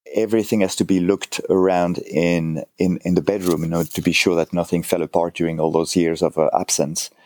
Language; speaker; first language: English; non-native, fluent; French